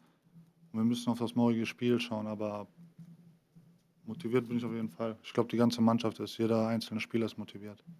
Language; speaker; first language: German; early bilingual, other home language; Greek